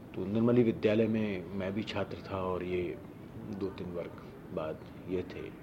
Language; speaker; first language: Hindi; non-native, local second language; Marwari